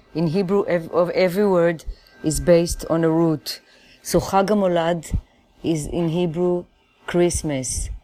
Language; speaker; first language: English; non-native, fluent; Hebrew